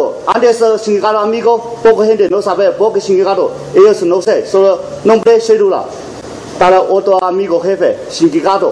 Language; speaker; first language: Spanish; non-native, learner; Chinese